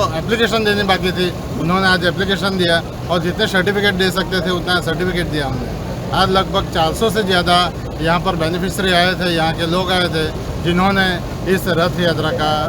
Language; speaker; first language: Hindi; non-native, local second language; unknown